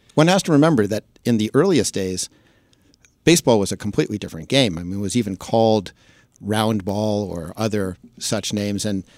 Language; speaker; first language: English; native; English